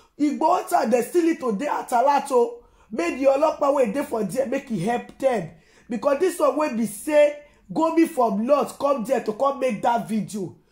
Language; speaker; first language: Nigerian Pidgin; non-native, local second language; Yoruba